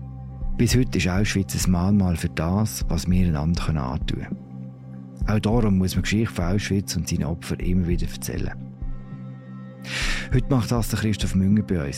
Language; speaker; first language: German; native; German